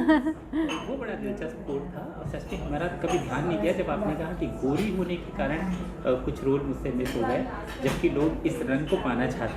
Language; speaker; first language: Hindi; native; Hindi